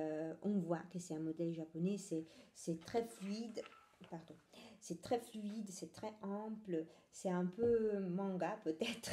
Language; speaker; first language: French; non-native, fluent; Italian